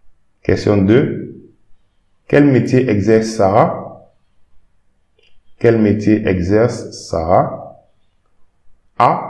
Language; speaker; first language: French; non-native, fluent; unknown